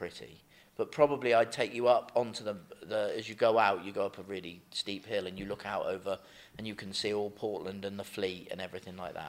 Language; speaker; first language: English; native; English